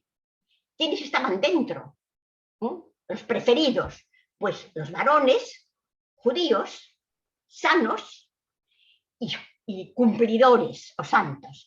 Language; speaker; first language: Spanish; native; Spanish